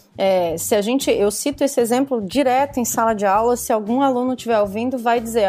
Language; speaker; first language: Portuguese; native; Portuguese